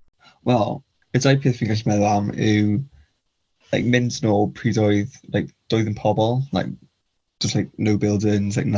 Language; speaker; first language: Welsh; non-native, local second language; English